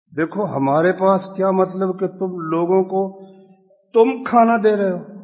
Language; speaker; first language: Urdu; non-native, local second language; Punjabi